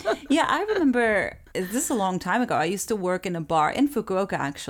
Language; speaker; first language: English; early bilingual, other home language; Japanese